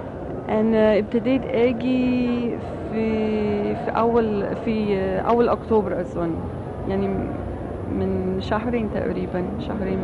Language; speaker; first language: Arabic; non-native, learner; English